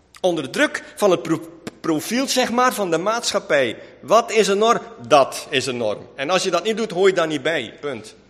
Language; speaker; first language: Dutch; non-native, local second language; Western Frisian